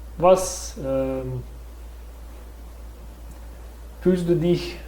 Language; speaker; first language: German; non-native, learner; Russian